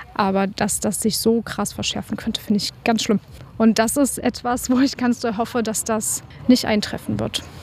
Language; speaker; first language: German; native; German